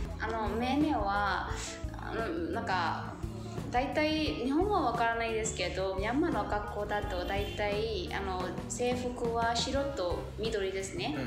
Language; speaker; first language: Japanese; non-native, fluent; Burmese